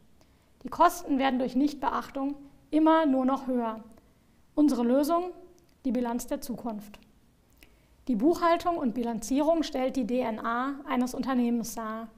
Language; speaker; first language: German; native; German